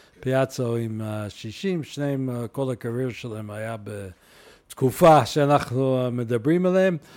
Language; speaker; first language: Hebrew; non-native, fluent; English